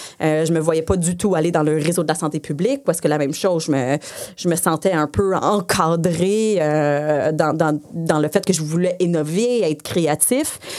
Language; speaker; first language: French; non-native, local second language; English